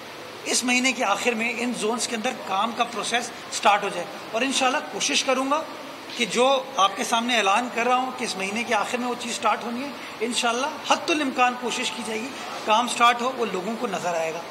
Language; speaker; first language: Urdu; native; Urdu